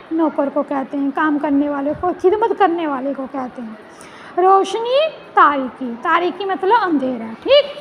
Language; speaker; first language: Urdu; non-native, local second language; Punjabi